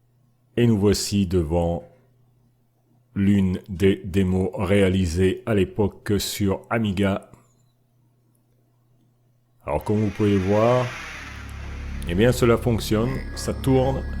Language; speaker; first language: French; native; French